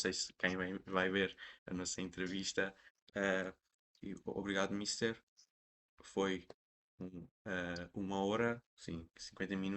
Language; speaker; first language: Portuguese; non-native, fluent; Persian